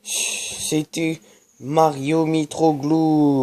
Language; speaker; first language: French; native; French